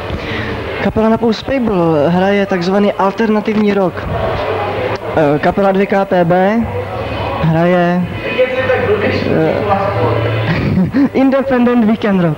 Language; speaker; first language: Czech; native; Czech